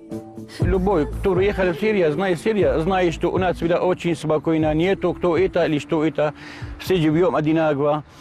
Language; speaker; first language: Russian; non-native, learner; Arabic